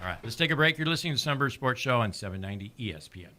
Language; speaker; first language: English; native; English